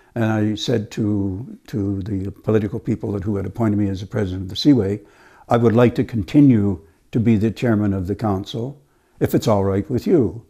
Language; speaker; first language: English; native; English